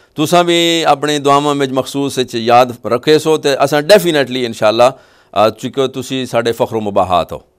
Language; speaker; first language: Urdu; non-native, local second language; Punjabi